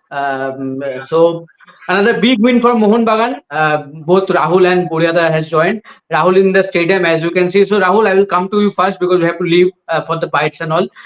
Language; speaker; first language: English; non-native, local second language; Bangla